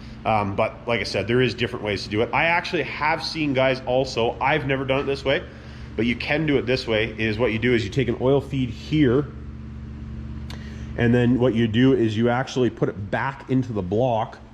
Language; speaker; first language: English; native; English